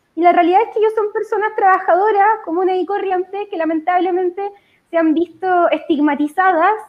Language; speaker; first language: Spanish; native; Spanish